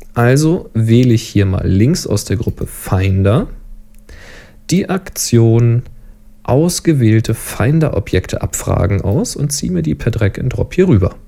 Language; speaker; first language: German; native; German